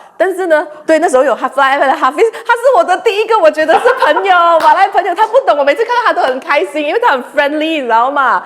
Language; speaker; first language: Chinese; native; Chinese